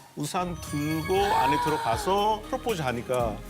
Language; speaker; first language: Korean; non-native, fluent; Hindi